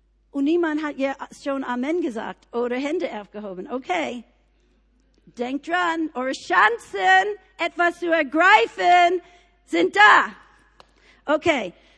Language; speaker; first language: German; non-native, fluent; English